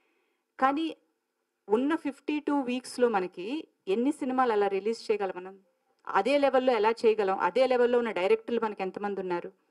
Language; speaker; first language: Telugu; native; Telugu